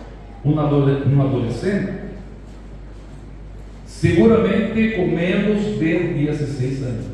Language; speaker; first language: Spanish; non-native, fluent; Portuguese